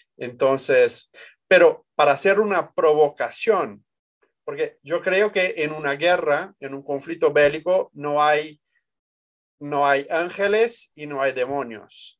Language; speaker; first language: Spanish; non-native, fluent; Portuguese